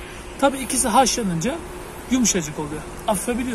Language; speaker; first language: Turkish; native; Turkish